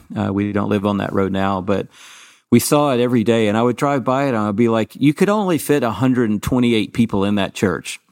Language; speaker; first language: English; native; English